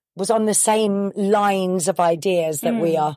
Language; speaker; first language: English; native; English